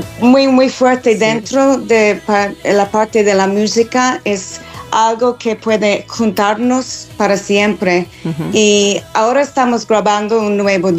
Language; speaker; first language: Spanish; non-native, fluent; English